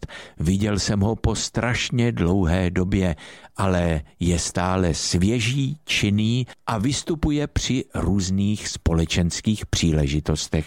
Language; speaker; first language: Czech; native; Czech